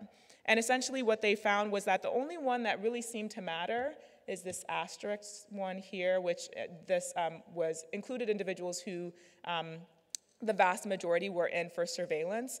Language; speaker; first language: English; native; English